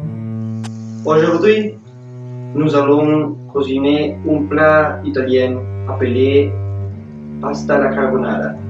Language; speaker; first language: French; non-native, learner; Spanish